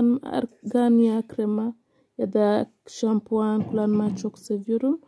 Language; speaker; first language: Turkish; non-native, learner; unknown